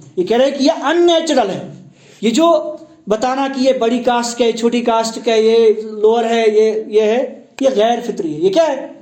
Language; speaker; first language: Urdu; non-native, local second language; Kashmiri